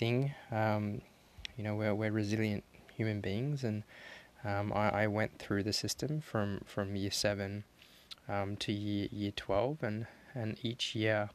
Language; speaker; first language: English; native; English